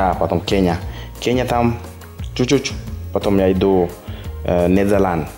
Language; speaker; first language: Russian; non-native, learner; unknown